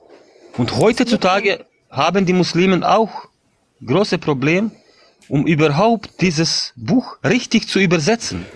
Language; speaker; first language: German; non-native, fluent; Bosnian